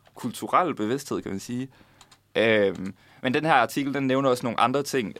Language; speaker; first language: Danish; native; Danish